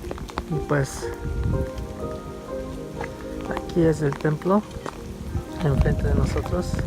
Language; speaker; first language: Spanish; early bilingual, heritage; Spanish